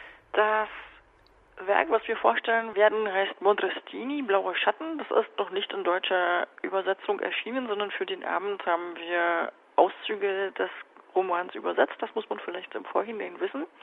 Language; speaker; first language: German; native; German